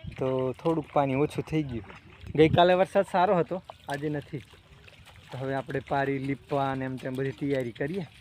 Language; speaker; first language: Gujarati; native; Gujarati